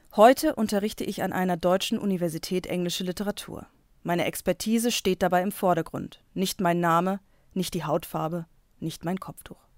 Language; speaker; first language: German; native; German